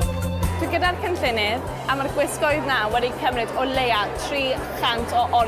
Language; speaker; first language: Welsh; native; Welsh